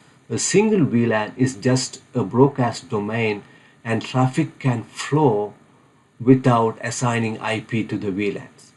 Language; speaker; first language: English; non-native, fluent; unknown